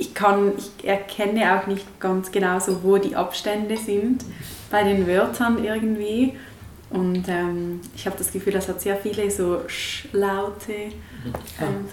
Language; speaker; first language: German; native; German